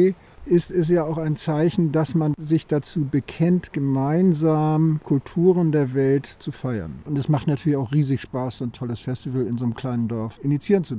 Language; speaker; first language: German; native; German